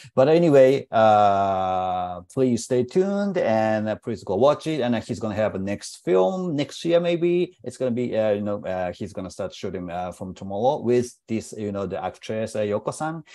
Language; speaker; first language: English; non-native, fluent; Japanese